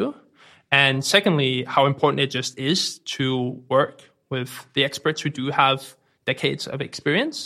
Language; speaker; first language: English; non-native, fluent; Danish